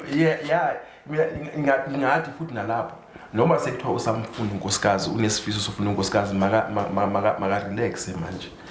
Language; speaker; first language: Zulu; non-native, local second language; Xhosa